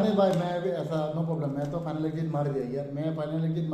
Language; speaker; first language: Hindi; non-native, learner; Bangla